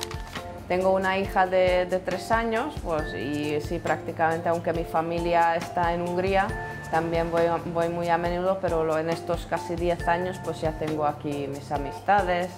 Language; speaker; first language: Spanish; non-native, fluent; Hungarian